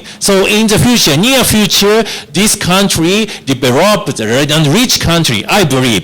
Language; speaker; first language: English; non-native, learner; Japanese